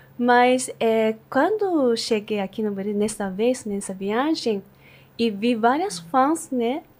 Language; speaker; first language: Portuguese; non-native, learner; Japanese